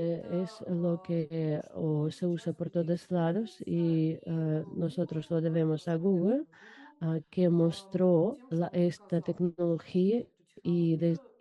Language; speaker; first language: Spanish; non-native, fluent; Russian